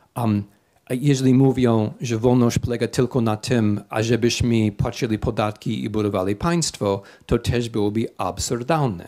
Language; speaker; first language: Polish; non-native, fluent; English